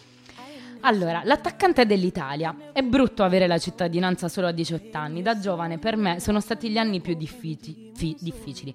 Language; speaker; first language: Italian; native; Italian